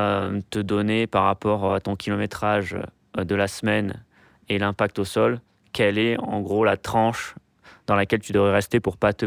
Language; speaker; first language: French; native; French